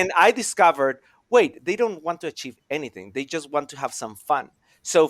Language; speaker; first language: English; non-native, fluent; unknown